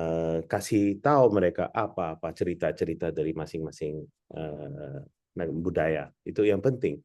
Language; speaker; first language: Indonesian; non-native, fluent; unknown